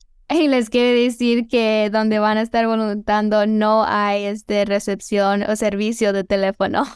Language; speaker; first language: Spanish; early bilingual, heritage; Spanish